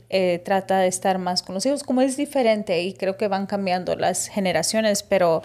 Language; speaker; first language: Spanish; early bilingual, heritage; Spanish